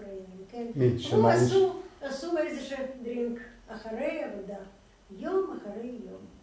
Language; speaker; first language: Hebrew; non-native, fluent; Russian